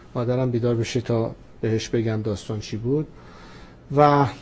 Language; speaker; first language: Persian; native; Persian